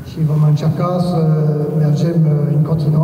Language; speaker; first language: Romanian; non-native, learner; French